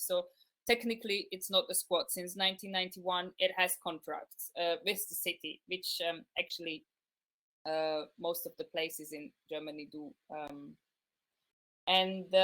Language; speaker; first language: English; non-native, fluent; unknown